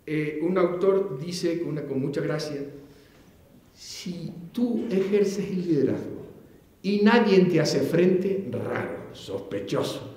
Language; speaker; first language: Spanish; native; Spanish